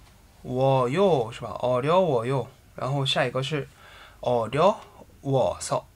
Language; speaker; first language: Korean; non-native, fluent; Chinese